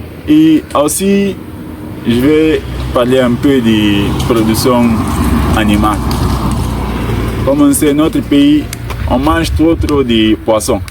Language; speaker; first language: French; non-native, learner; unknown